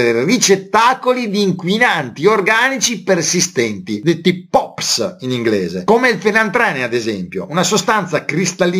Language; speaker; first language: Italian; native; Italian